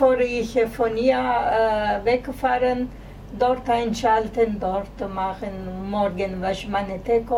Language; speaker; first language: German; non-native, learner; Italian